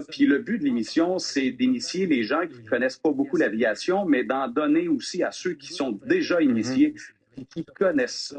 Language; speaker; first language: French; native; French